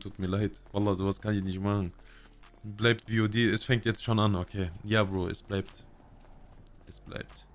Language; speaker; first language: German; early bilingual, other home language; Turkish